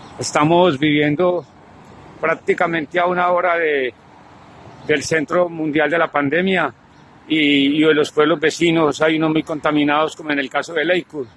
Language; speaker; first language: Spanish; native; Spanish